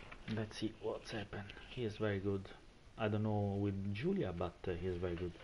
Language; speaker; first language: English; non-native, learner; Italian